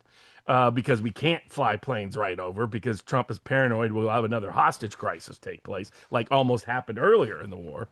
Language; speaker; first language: English; native; English